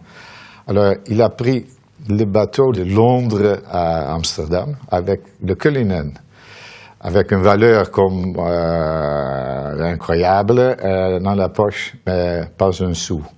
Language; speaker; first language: French; non-native, fluent; Dutch